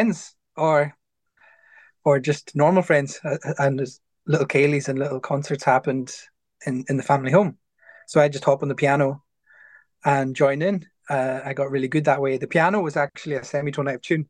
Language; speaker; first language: English; native; English